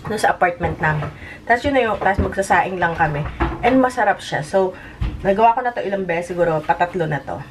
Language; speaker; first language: Filipino; native; Filipino